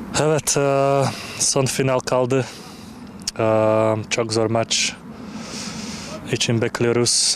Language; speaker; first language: Turkish; non-native, learner; Slovak